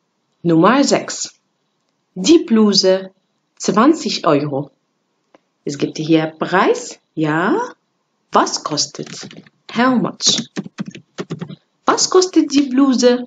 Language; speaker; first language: German; non-native, fluent; Arabic